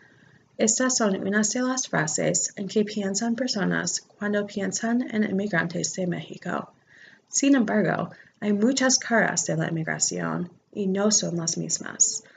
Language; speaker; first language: Spanish; non-native, fluent; English